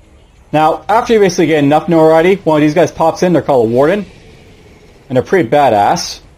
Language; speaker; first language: English; native; English